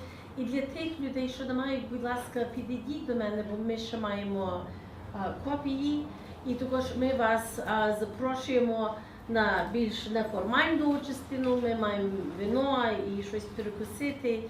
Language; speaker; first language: Ukrainian; early bilingual, heritage; Ukrainian